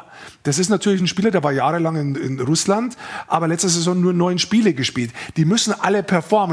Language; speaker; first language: German; native; German